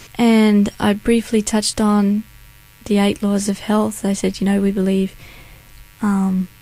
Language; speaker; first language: English; native; English